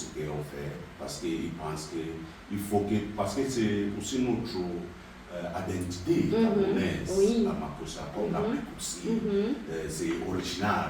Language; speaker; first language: French; non-native, local second language; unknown